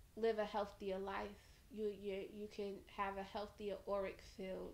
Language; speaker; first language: English; native; English